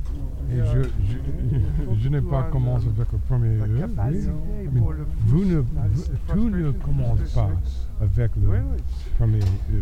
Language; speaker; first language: French; non-native, fluent; English